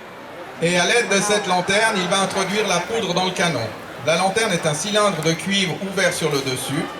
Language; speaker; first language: French; native; French